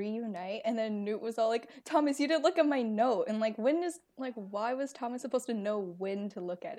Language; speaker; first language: English; native; English